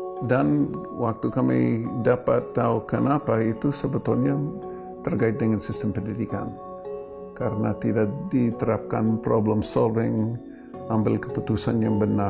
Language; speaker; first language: Indonesian; non-native, fluent; English